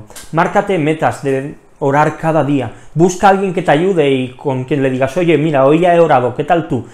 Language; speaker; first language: Spanish; native; Spanish